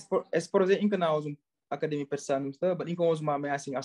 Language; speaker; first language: Armenian; non-native, learner; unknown